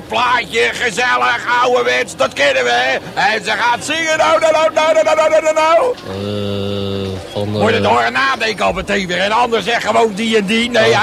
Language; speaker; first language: Dutch; native; Dutch